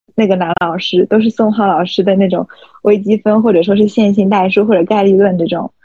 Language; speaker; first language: Chinese; native; Chinese